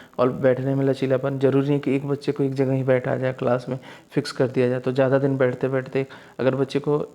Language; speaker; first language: Hindi; native; Hindi